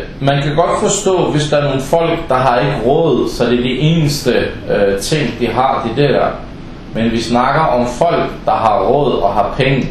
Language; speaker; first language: Danish; non-native, fluent; Arabic